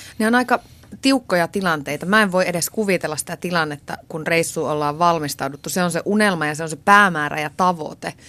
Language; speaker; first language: Finnish; native; Finnish